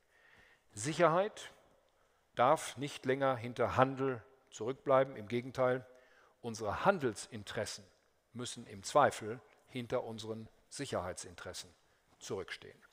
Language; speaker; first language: German; native; German